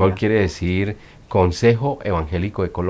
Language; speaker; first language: Spanish; native; Spanish